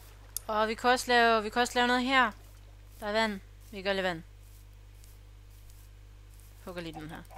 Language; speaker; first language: Danish; native; Danish